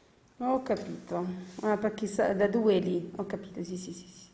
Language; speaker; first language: Italian; non-native, fluent; Arabic